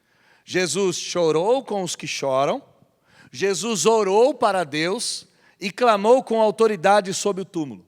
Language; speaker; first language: Portuguese; native; Portuguese